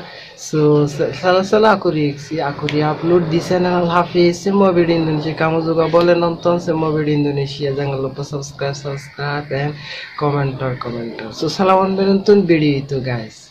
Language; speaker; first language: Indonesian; non-native, learner; Bangla